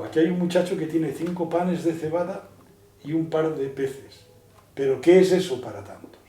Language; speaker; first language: Spanish; native; Spanish